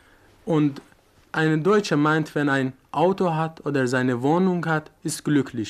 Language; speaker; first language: German; non-native, learner; Persian